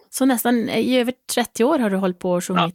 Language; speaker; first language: Swedish; native; Swedish